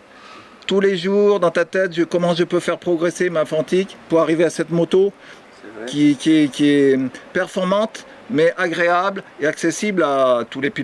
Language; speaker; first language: French; native; French